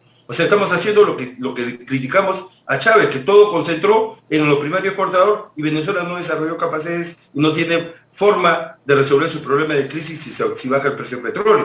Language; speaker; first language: Spanish; native; Spanish